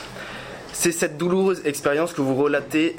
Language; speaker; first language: French; native; French